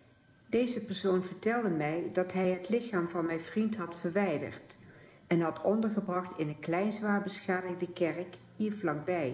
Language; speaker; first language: Dutch; native; Dutch